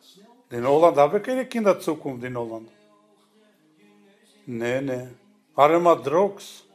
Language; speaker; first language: Dutch; non-native, learner; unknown